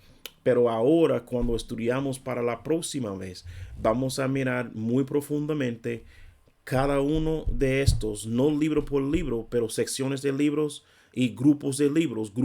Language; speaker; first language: Spanish; non-native, fluent; English